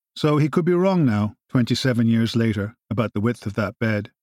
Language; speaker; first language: English; native; English